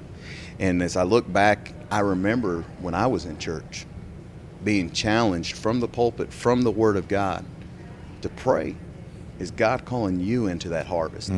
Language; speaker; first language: English; native; English